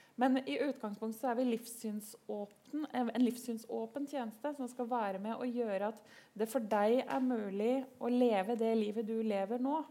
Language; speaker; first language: Norwegian; native; Norwegian